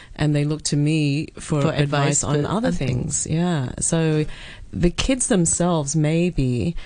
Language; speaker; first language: English; native; English